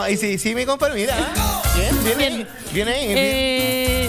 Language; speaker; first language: Spanish; native; Spanish